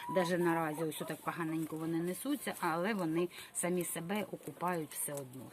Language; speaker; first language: Ukrainian; native; Ukrainian